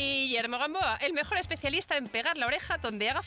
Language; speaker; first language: Spanish; native; Spanish